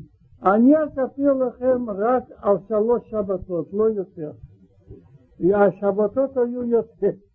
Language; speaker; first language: Hebrew; non-native, learner; Russian